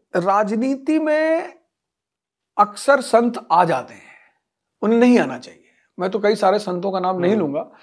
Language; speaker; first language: Hindi; native; Hindi